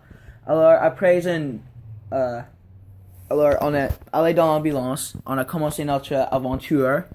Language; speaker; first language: French; non-native, learner; English